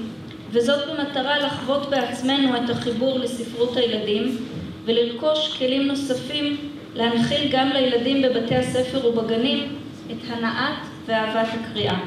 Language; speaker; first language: Hebrew; native; Hebrew